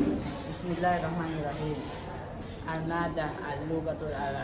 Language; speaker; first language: Arabic; non-native, learner; Khmer